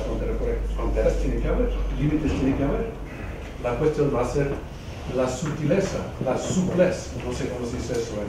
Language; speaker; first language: Spanish; non-native, fluent; English